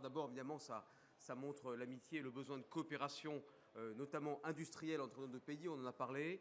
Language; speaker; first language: French; native; French